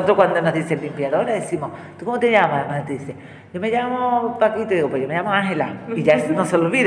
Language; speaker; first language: Spanish; native; Spanish